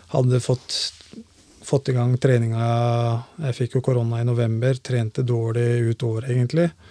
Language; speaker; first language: Norwegian; native; Norwegian